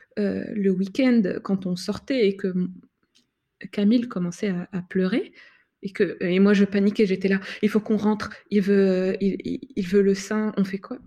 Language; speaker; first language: French; non-native, local second language; Arabic